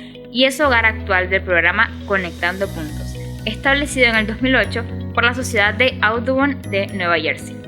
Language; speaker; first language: Spanish; native; Spanish